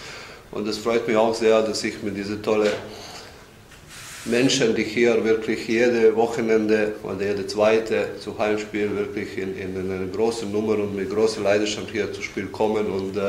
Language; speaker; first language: German; non-native, fluent; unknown